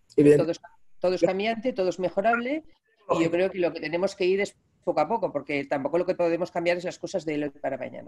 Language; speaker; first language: Spanish; native; Spanish